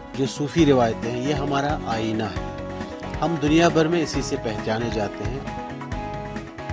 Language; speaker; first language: Hindi; non-native, local second language; Kashmiri